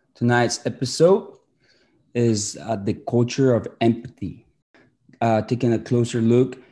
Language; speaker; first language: English; early bilingual, other home language; Spanish